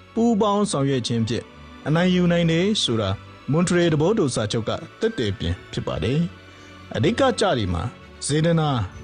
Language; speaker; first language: Burmese; non-native, local second language; Hakha Chin